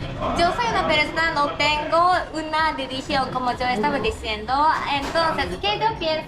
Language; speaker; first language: Spanish; non-native, learner; Japanese